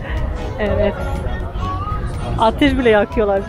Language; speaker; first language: Turkish; non-native, fluent; Slovenian